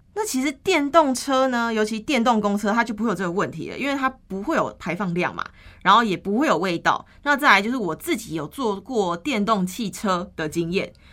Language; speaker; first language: Chinese; native; Chinese